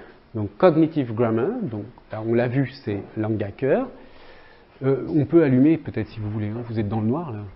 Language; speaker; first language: French; native; French